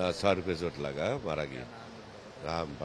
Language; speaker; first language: Hindi; non-native, local second language; Bangla